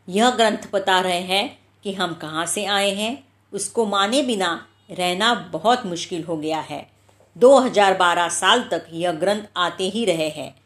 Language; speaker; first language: Hindi; non-native, local second language; Marathi